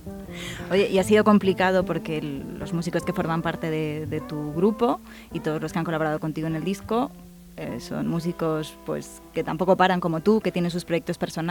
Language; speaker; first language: Spanish; native; Spanish